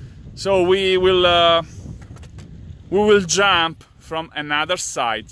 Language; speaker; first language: English; non-native, fluent; Italian